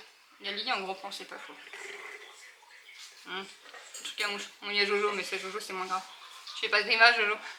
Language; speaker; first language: French; native; French